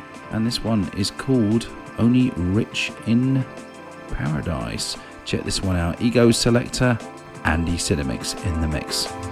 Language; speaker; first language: English; native; English